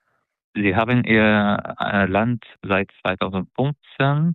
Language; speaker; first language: German; non-native, fluent; Arabic